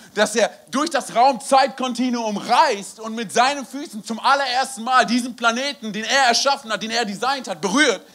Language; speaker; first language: German; native; German